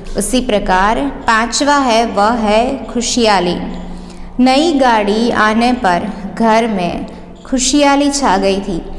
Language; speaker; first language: Hindi; non-native, local second language; Gujarati